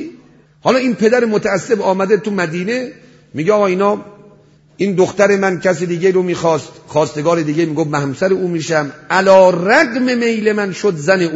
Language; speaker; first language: Persian; native; Persian